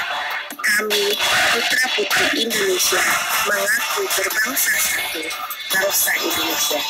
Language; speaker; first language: Indonesian; native; Indonesian